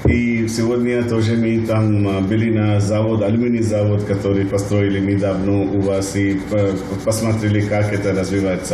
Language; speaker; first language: Russian; non-native, learner; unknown